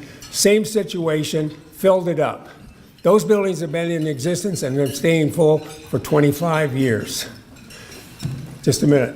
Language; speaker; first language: English; native; English